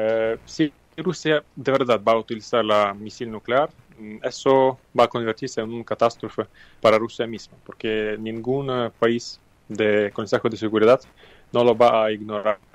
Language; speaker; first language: Spanish; non-native, fluent; Ukrainian